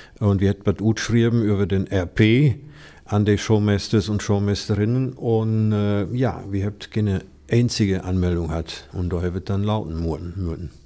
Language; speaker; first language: German; native; German